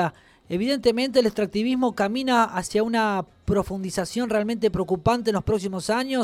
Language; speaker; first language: Spanish; native; Spanish